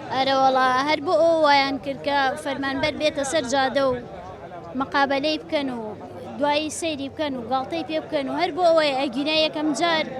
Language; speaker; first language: Central Kurdish; native; Central Kurdish